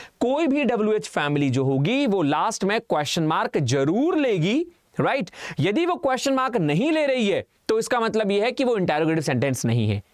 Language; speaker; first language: Hindi; native; Hindi